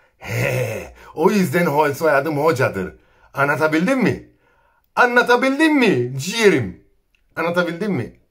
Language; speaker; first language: Turkish; native; Turkish